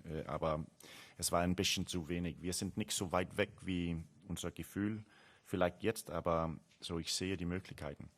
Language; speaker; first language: German; non-native, learner; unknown